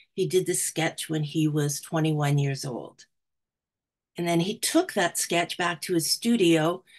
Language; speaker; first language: English; native; English